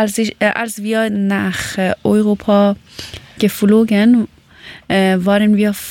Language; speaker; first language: German; non-native, learner; Persian